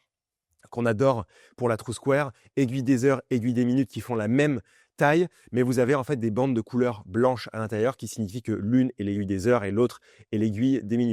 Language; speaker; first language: French; native; French